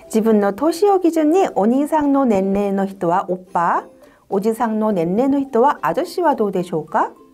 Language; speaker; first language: Japanese; non-native, fluent; Korean